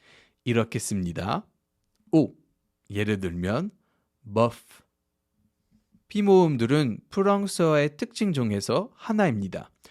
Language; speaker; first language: Korean; non-native, fluent; French